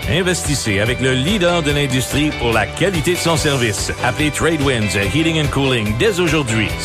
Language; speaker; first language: French; native; French